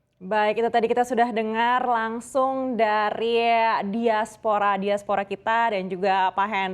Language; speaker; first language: Indonesian; native; Indonesian